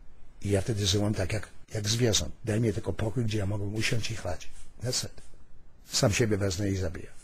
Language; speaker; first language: Polish; early bilingual, heritage; Polish